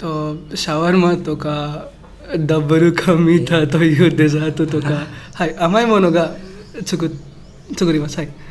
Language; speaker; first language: Japanese; non-native, learner; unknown